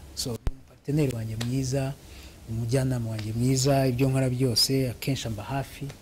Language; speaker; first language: Kinyarwanda; early bilingual, heritage; Kinyarwanda